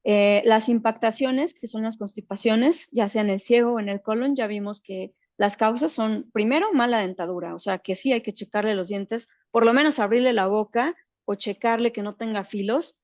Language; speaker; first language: Spanish; native; Spanish